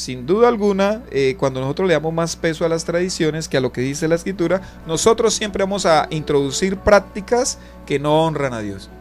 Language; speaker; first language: Spanish; native; Spanish